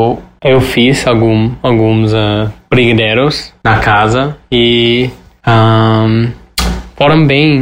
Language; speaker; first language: Portuguese; non-native, learner; English